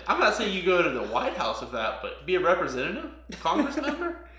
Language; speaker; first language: English; native; English